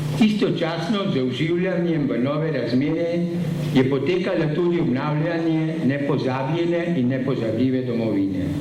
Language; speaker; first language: Slovenian; early bilingual, heritage; Slovenian